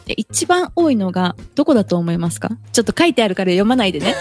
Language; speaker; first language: Japanese; early bilingual, other home language; Portuguese